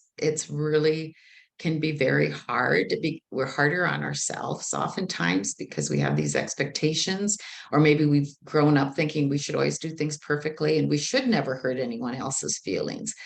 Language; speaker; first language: English; native; English